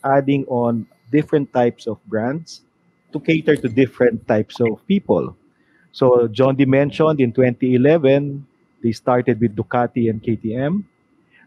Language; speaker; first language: English; non-native, local second language; Filipino